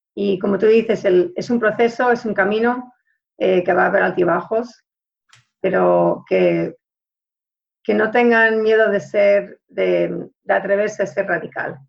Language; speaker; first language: Spanish; early bilingual, heritage; Spanish